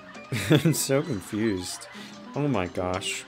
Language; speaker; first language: English; native; English